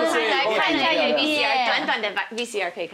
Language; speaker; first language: Chinese; non-native, fluent; Thai